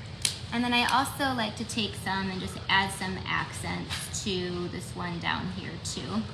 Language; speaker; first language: English; native; English